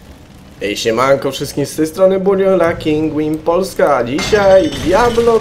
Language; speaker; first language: Polish; native; Polish